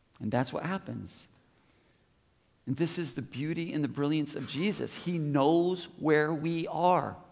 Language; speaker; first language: English; native; English